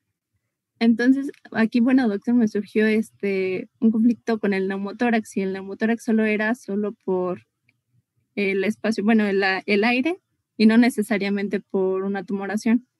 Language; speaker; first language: Spanish; native; Spanish